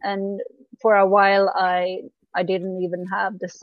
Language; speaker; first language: English; non-native, fluent; Swedish